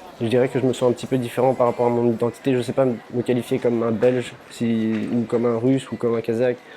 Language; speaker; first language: French; early bilingual, other home language; Russian